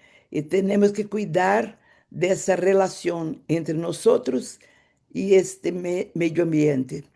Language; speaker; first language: Spanish; non-native, fluent; Portuguese